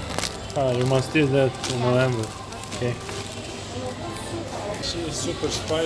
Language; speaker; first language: English; non-native, learner; Serbian